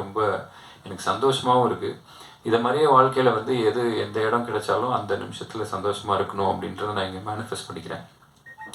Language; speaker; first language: Tamil; native; Tamil